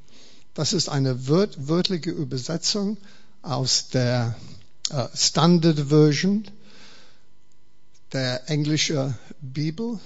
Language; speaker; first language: German; non-native, fluent; English